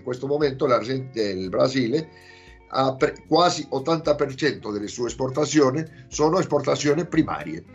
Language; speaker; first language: Italian; non-native, fluent; Portuguese